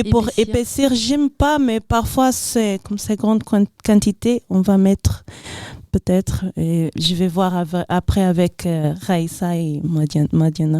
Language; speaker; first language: French; non-native, learner; Portuguese